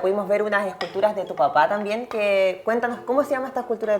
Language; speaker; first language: Spanish; native; Spanish